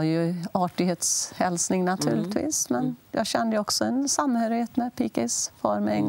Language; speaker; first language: Swedish; native; Swedish